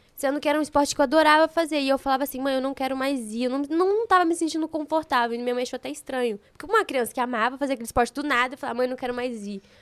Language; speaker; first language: Portuguese; native; Portuguese